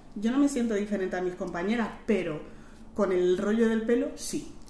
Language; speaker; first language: Spanish; native; Spanish